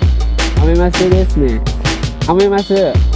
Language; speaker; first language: Japanese; non-native, learner; Indonesian